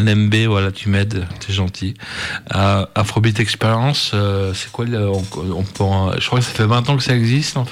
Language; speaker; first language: French; native; French